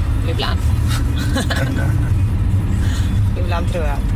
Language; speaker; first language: Swedish; native; Swedish